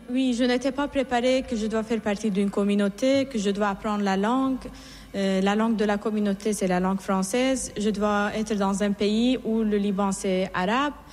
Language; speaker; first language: French; non-native, fluent; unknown